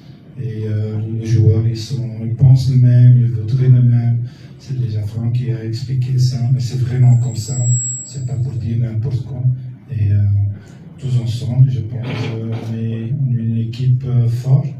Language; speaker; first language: French; non-native, local second language; Dutch